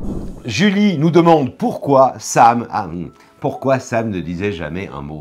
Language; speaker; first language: French; native; French